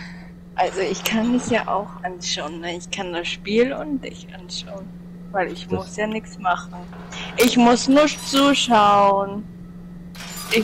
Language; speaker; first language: German; native; German